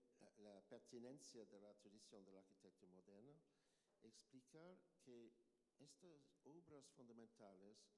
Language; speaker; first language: Spanish; non-native, learner; English